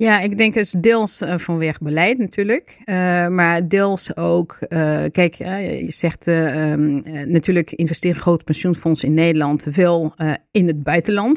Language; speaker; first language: Dutch; non-native, fluent; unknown